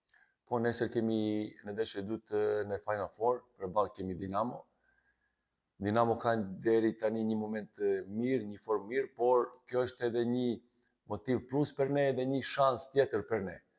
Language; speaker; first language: Albanian; non-native, fluent; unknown